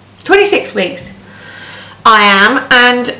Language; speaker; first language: English; native; English